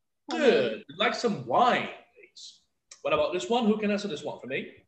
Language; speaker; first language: English; non-native, fluent; Portuguese